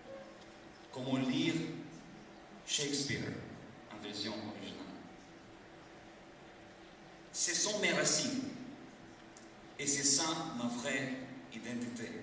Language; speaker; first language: French; non-native, fluent; Lithuanian